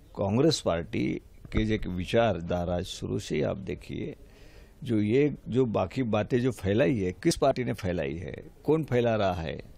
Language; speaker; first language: Hindi; non-native, local second language; Marathi